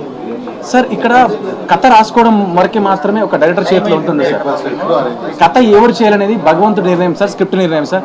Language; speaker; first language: Telugu; native; Telugu